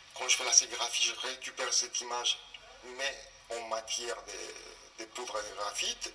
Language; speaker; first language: French; non-native, fluent; Spanish